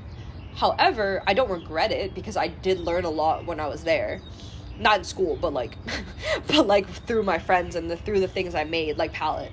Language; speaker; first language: English; non-native, local second language; Cantonese